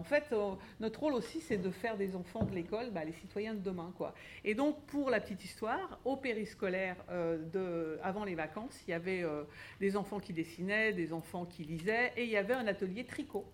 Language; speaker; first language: French; native; French